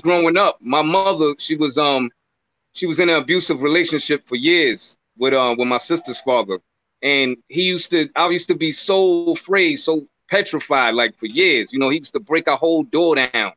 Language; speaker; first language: English; native; English